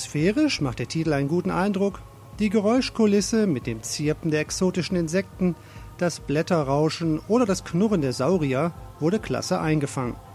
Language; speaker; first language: German; native; German